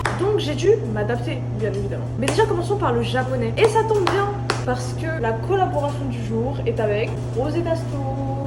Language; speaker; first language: French; native; French